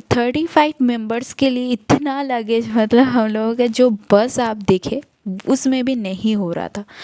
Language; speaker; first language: Hindi; non-native, local second language; Bangla